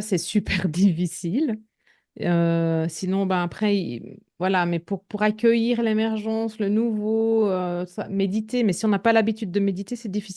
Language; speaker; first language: French; native; French